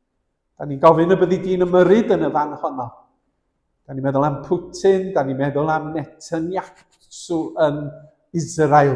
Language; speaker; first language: Welsh; native; Welsh